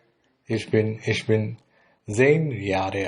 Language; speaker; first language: German; non-native, fluent; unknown